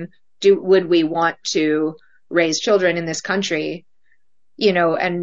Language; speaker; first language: English; native; English